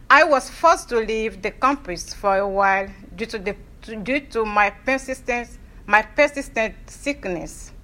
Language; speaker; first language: English; non-native, fluent; Ewe